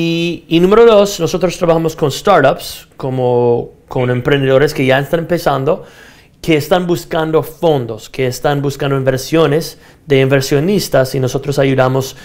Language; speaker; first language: Spanish; non-native, fluent; English